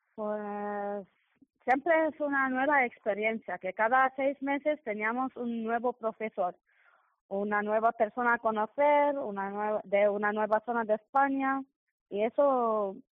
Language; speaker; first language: Spanish; non-native, fluent; Arabic